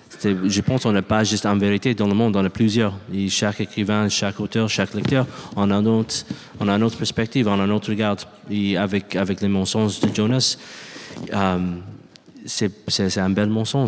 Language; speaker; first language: French; non-native, learner; English